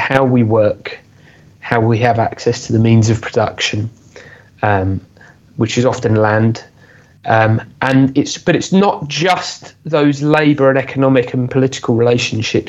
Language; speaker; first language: English; native; English